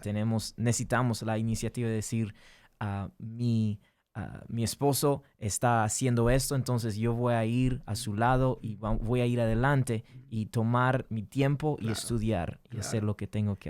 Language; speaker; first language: Spanish; early bilingual, heritage; English